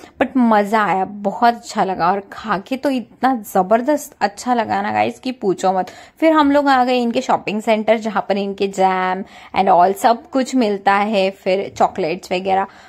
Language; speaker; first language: Hindi; non-native, local second language; Marathi